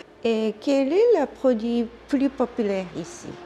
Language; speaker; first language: French; non-native, learner; Japanese